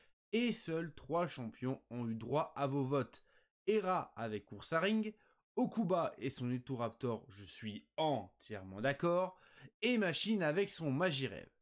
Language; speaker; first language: French; native; French